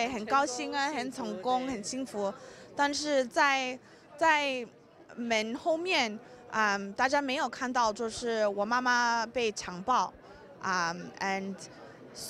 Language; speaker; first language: Chinese; early bilingual, heritage; English